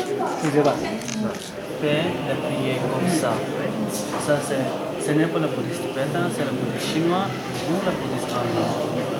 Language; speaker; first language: French; non-native, learner; Tibetan